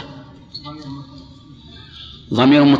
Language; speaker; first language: Arabic; native; Arabic